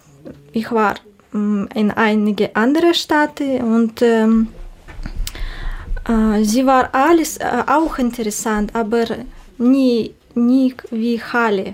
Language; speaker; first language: German; non-native, learner; Russian